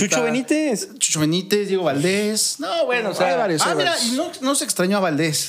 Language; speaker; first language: Spanish; native; Spanish